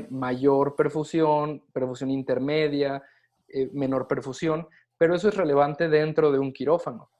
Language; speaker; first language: Spanish; native; Spanish